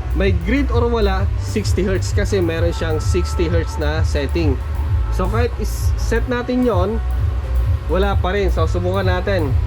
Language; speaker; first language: Filipino; non-native, local second language; Iloko